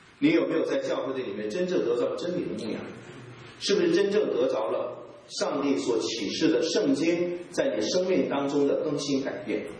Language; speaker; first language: Chinese; native; Chinese